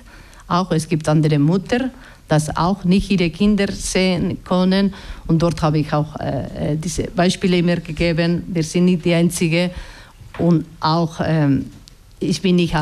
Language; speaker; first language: German; non-native, fluent; Basque